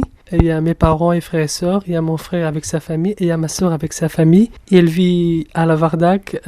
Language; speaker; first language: French; non-native, fluent; Kurdish